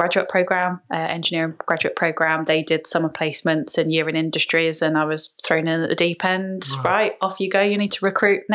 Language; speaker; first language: English; native; English